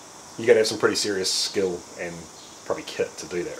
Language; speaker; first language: English; native; English